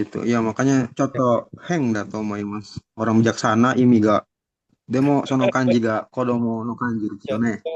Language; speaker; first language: Indonesian; native; Indonesian